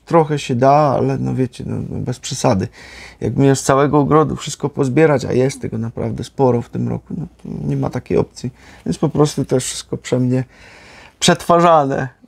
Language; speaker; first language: Polish; native; Polish